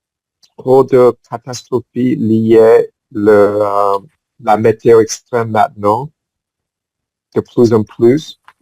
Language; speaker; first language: French; non-native, fluent; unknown